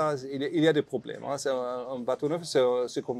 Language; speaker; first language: French; non-native, learner; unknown